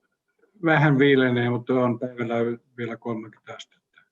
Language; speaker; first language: Finnish; native; Finnish